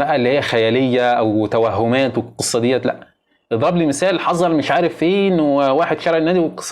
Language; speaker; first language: Arabic; native; Arabic